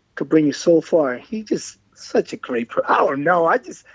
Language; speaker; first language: English; non-native, fluent; Spanish